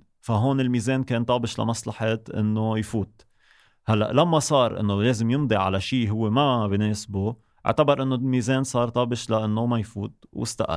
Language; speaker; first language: Arabic; native; Arabic